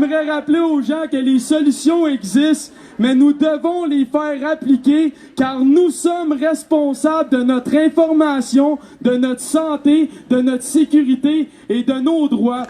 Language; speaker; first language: French; native; French